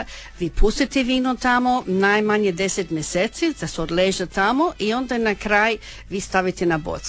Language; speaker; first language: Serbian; early bilingual, heritage; Croatian